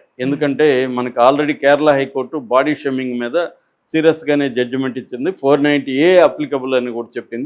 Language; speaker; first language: Telugu; native; Telugu